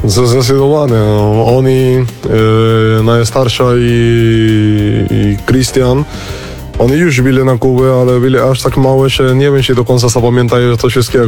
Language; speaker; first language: Polish; non-native, learner; Spanish